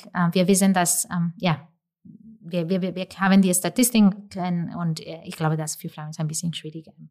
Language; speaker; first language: German; non-native, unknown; Spanish